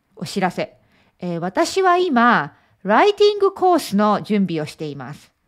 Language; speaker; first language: Japanese; native; Japanese